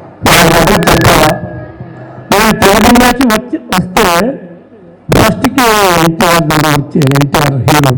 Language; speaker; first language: Telugu; non-native, learner; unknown